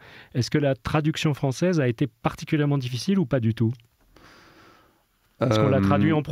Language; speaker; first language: French; native; French